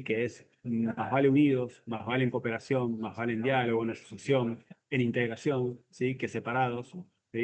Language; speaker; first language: Spanish; native; Spanish